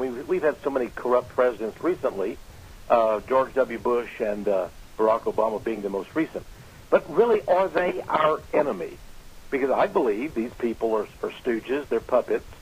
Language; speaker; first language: English; native; English